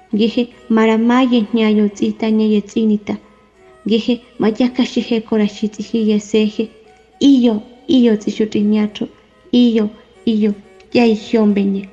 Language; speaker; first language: Spanish; non-native, local second language; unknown